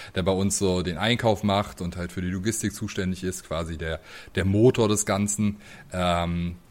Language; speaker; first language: German; native; German